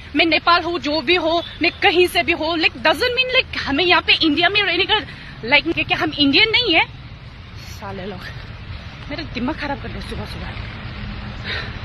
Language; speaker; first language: Hindi; non-native, local second language; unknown